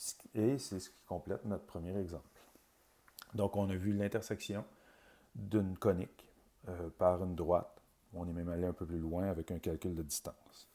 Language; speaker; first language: French; native; French